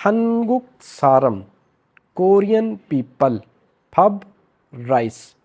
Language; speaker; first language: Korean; non-native, fluent; Urdu